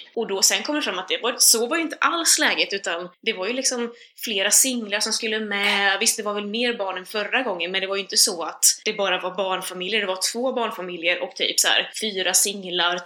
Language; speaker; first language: Swedish; native; Swedish